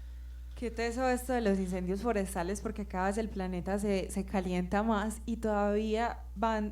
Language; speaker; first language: Spanish; native; Spanish